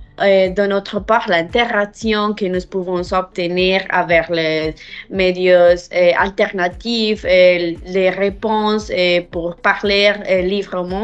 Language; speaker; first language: French; non-native, learner; Spanish